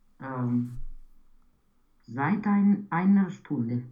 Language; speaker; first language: German; non-native, learner; Romanian